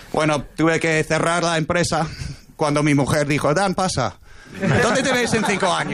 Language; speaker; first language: Spanish; non-native, fluent; English